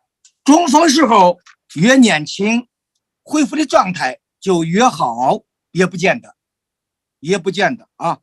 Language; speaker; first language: Chinese; native; Chinese